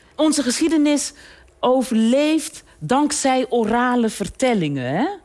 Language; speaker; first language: Dutch; native; Dutch